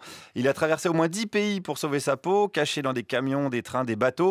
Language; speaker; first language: French; native; French